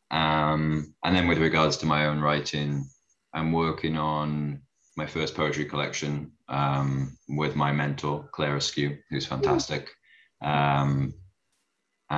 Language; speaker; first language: English; native; English